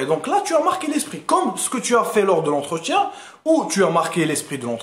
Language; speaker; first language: French; non-native, local second language; Arabic